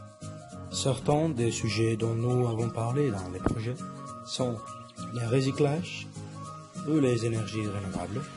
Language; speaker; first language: French; non-native, learner; Spanish